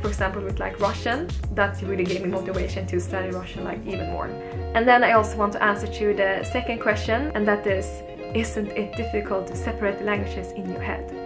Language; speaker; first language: English; non-native, fluent; Swedish